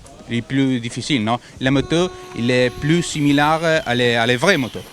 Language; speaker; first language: French; non-native, learner; Italian